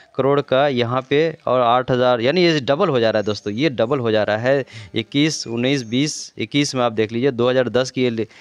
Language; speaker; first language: Hindi; native; Hindi